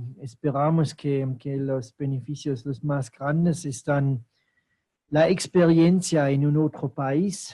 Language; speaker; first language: Spanish; non-native, fluent; German